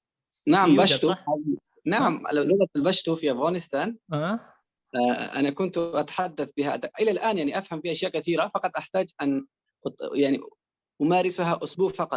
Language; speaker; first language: Arabic; non-native, fluent; Persian